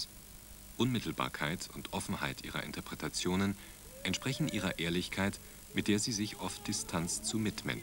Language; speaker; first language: German; native; German